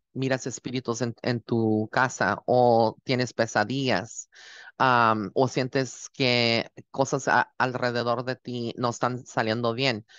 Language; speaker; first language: Spanish; early bilingual, heritage; Spanish